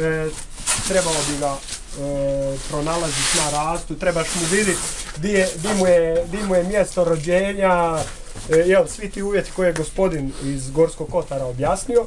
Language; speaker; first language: Croatian; native; Croatian